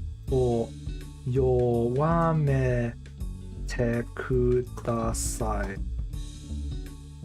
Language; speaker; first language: Japanese; non-native, learner; English